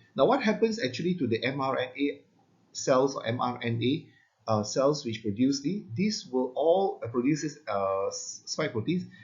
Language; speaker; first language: English; non-native, local second language; Malay